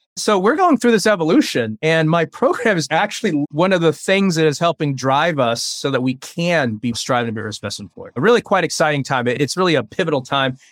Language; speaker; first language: English; early bilingual, other home language; Chinese